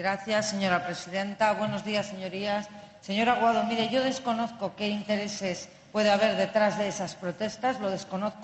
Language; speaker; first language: Spanish; native; Spanish